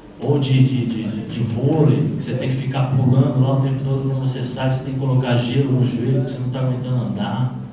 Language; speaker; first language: Portuguese; native; Portuguese